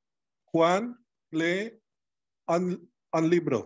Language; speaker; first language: Spanish; non-native, learner; Indonesian